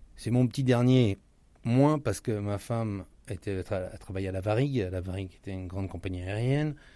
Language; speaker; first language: French; native; French